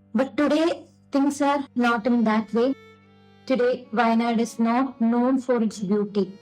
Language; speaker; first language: English; non-native, local second language; Malayalam